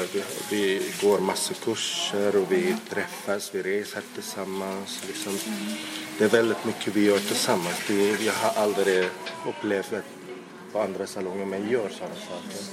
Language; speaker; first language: Swedish; non-native, local second language; Arabic